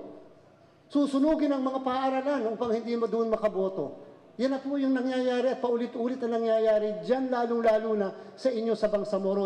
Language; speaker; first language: Filipino; native; Filipino